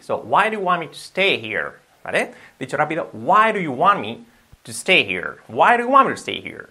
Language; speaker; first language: English; non-native, fluent; Spanish